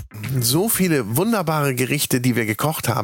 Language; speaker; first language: German; native; German